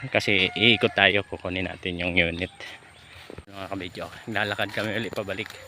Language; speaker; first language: Filipino; native; Filipino